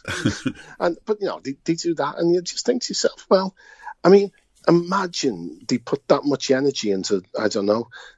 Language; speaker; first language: English; native; English